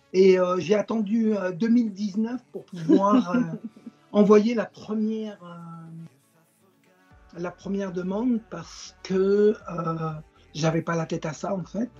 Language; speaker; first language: French; native; French